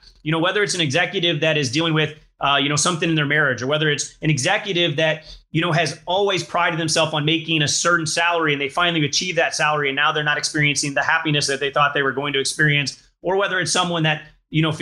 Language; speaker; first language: English; native; English